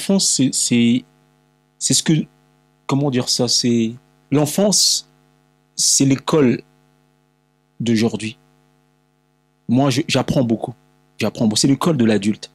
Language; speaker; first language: French; non-native, local second language; Lingala